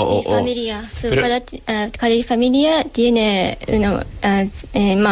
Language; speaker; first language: Spanish; non-native, learner; Japanese